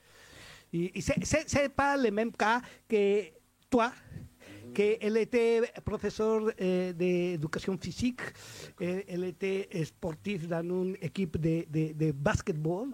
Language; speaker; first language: French; non-native, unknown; Spanish